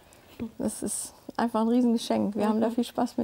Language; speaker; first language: German; native; German